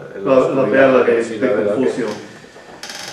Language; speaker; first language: Spanish; non-native, learner; English